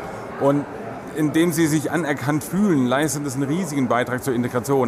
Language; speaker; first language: German; native; German